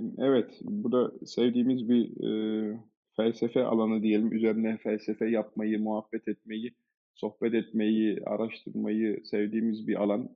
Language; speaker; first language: Turkish; early bilingual, heritage; Turkish